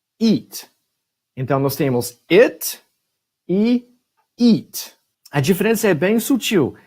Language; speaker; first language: Portuguese; non-native, fluent; English